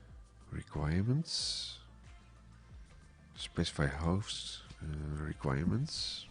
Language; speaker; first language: English; non-native, fluent; Dutch